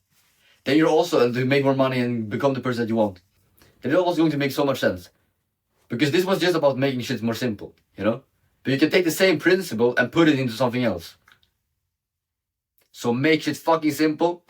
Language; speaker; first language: English; non-native, fluent; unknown